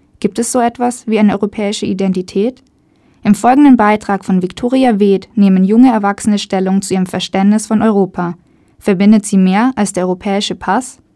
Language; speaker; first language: German; native; German